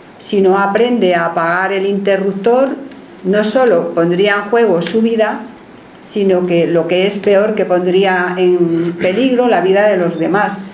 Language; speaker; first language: Spanish; native; Spanish